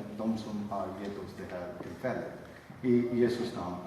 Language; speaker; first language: Swedish; non-native, fluent; Urdu